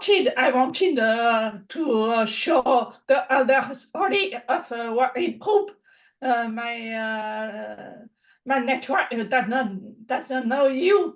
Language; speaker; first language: English; non-native, learner; French